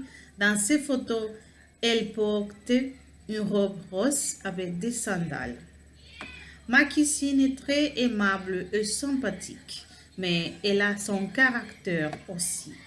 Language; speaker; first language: French; non-native, learner; Spanish